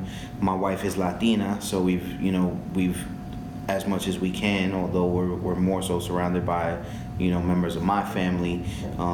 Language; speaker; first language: English; early bilingual, other home language; French